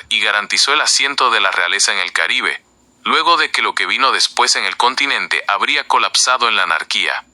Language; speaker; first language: Spanish; native; Spanish